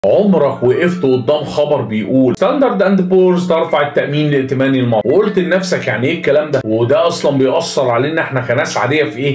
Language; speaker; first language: Arabic; native; Arabic